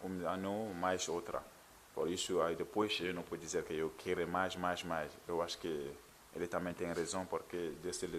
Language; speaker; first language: Portuguese; non-native, learner; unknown